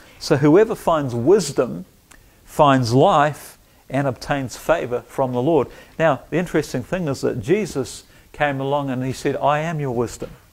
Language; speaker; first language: English; native; English